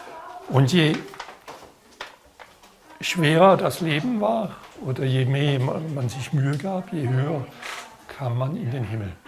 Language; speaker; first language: German; non-native, fluent; French